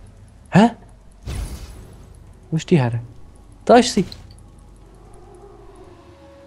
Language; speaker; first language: German; native; German